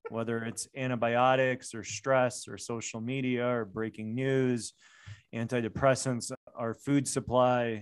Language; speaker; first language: English; native; English